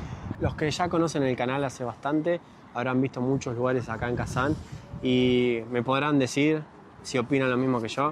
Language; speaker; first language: Spanish; native; Spanish